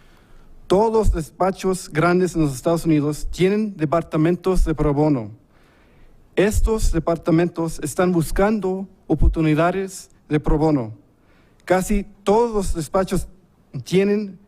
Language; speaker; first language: Spanish; early bilingual, heritage; English